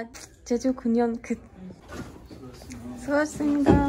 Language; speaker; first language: Korean; non-native, learner; Ukrainian